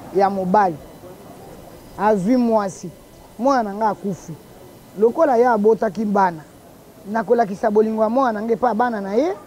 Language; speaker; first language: Lingala; native; Lingala